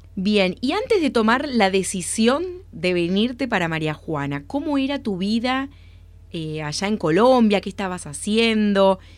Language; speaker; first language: Spanish; native; Spanish